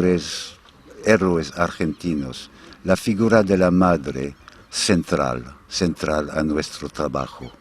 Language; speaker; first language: Spanish; non-native, fluent; English